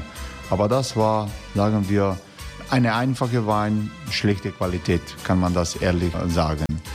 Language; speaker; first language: German; non-native, fluent; Croatian